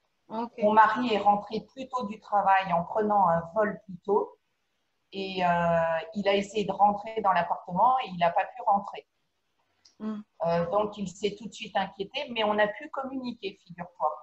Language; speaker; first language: French; native; French